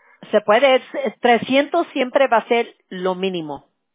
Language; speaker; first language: Spanish; early bilingual, heritage; Spanish